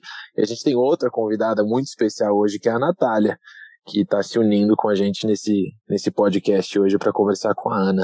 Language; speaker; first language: Portuguese; native; Portuguese